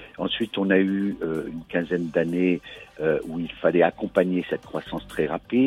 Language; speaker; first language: French; native; French